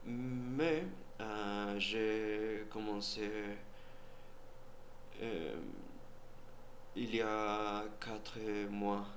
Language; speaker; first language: French; non-native, learner; Spanish